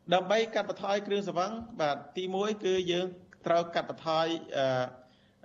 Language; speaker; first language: Khmer; native; Khmer